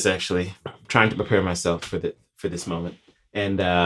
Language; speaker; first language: English; native; English